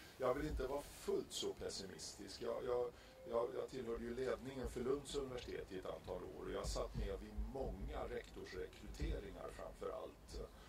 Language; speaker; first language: Swedish; native; Swedish